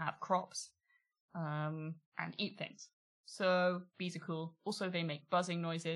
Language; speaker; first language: English; native; English